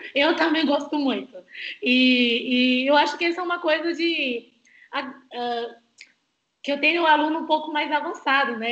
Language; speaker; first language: Portuguese; non-native, fluent; Chinese